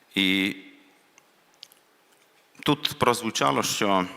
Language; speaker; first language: Ukrainian; non-native, local second language; Hungarian